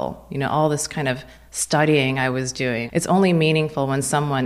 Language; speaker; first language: English; native; English